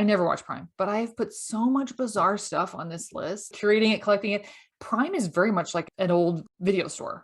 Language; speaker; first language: English; native; English